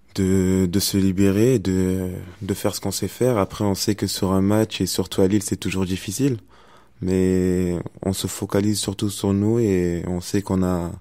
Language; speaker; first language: French; native; French